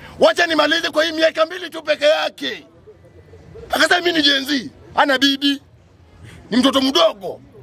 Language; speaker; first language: Swahili; non-native, local second language; Luo (Kenya and Tanzania)